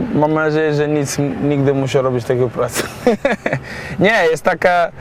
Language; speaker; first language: Polish; non-native, learner; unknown